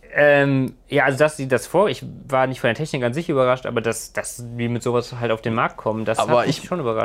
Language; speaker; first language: German; native; German